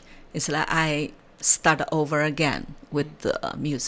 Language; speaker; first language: English; non-native, learner; Chinese